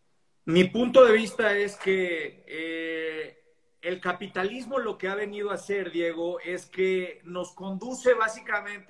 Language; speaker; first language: Spanish; native; Spanish